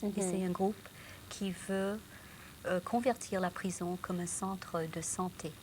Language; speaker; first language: French; non-native, local second language; English